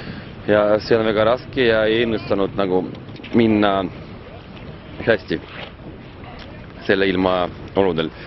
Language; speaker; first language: Estonian; non-native, local second language; Russian